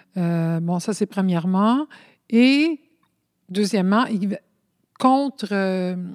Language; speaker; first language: French; early bilingual, other home language; Spanish